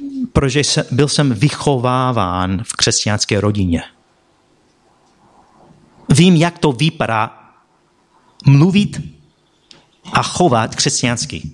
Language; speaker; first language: Czech; non-native, fluent; English